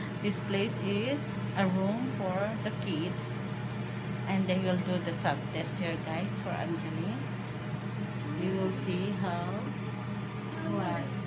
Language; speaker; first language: English; non-native, local second language; Filipino